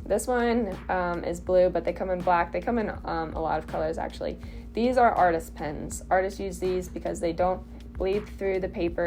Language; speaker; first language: English; native; English